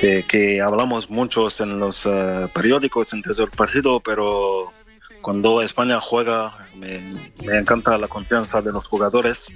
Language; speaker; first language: Spanish; non-native, fluent; French